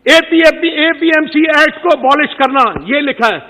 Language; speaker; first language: Hindi; non-native, local second language; Punjabi